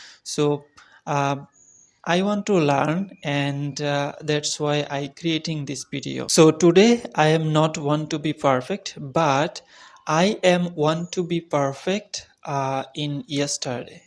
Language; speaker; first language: English; non-native, learner; Bangla